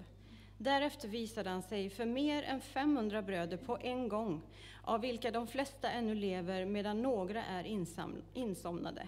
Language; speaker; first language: Swedish; native; Swedish